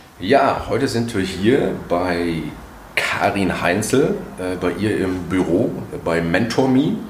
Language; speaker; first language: German; native; German